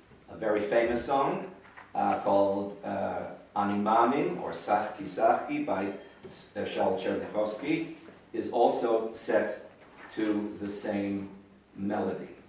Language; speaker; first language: English; native; English